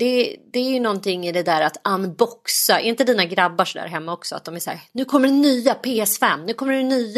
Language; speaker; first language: Swedish; native; Swedish